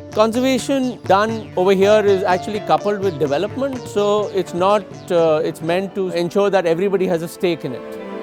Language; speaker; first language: English; non-native, local second language; Hindi